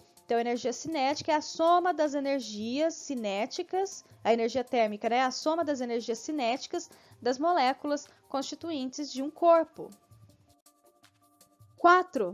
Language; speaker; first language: Portuguese; native; Portuguese